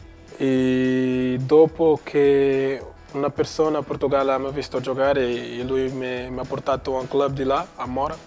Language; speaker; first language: Italian; non-native, learner; Portuguese